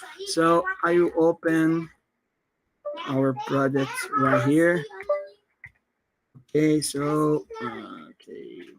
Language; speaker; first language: English; non-native, fluent; Portuguese